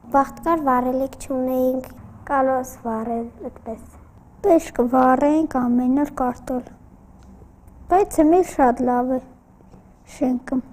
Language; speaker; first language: Armenian; native; Armenian